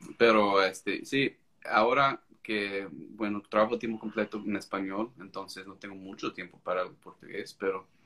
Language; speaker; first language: Spanish; non-native, fluent; English